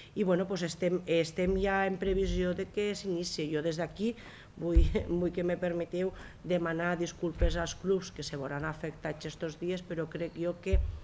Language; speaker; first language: Catalan; native; Catalan